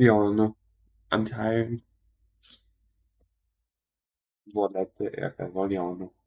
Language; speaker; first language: Italian; non-native, learner; English